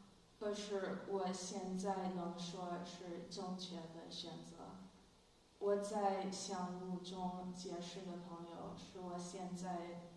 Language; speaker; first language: Chinese; non-native, fluent; English